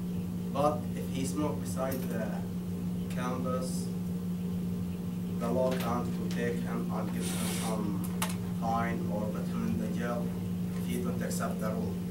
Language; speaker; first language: English; non-native, learner; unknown